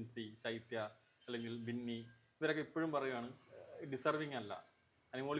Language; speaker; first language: Malayalam; native; Malayalam